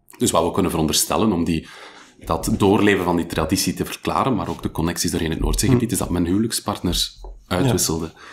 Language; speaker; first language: Dutch; native; Dutch